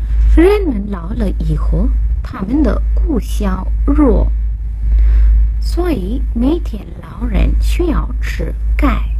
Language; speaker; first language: Chinese; non-native, fluent; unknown